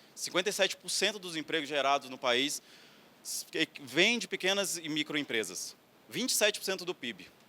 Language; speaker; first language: Portuguese; native; Portuguese